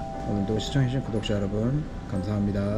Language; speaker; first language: Korean; native; Korean